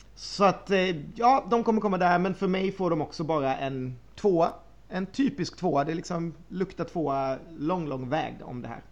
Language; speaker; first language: Swedish; native; Swedish